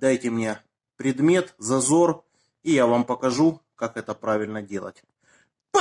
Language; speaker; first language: Russian; native; Russian